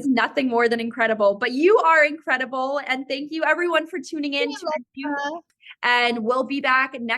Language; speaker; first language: English; native; English